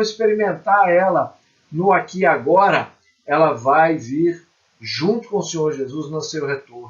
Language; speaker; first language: Portuguese; native; Portuguese